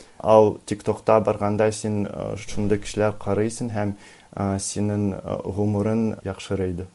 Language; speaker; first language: Tatar; non-native, learner; Russian